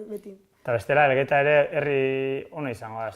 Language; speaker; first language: Basque; native; Basque